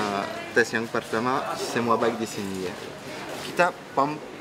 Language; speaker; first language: Indonesian; non-native, fluent; French